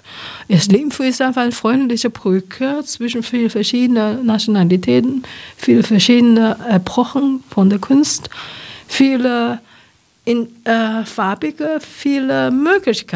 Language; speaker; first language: German; non-native, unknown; Chinese